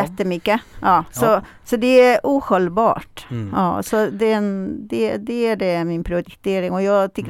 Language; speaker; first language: Swedish; non-native, fluent; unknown